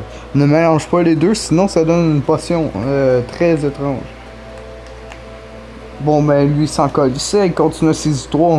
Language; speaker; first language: French; native; French